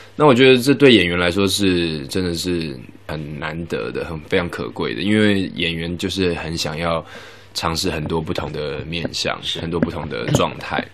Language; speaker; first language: Chinese; native; Chinese